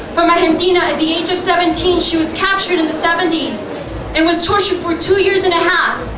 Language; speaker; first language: English; native; English